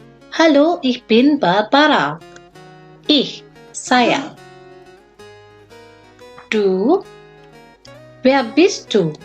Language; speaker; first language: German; non-native, learner; Indonesian